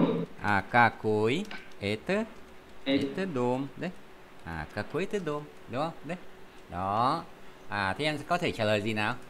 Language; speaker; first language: Russian; non-native, fluent; Vietnamese